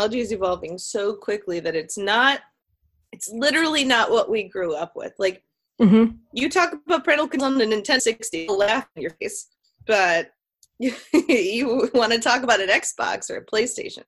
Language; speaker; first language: English; native; English